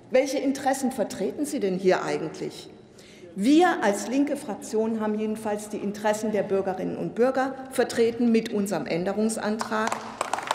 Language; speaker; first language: German; native; German